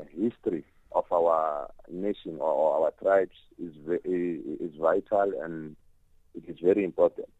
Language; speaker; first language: English; non-native, local second language; Tsonga